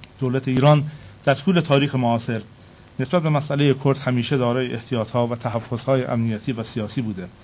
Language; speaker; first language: Persian; non-native, local second language; Kurdish